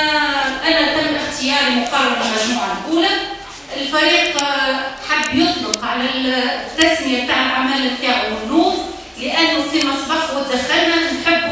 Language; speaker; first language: Arabic; native; Arabic